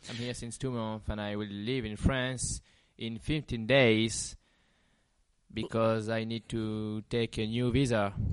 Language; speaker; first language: English; non-native, learner; French